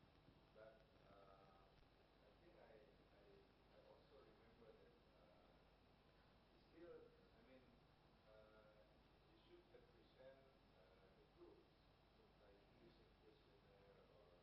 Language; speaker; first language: English; non-native, fluent; Indonesian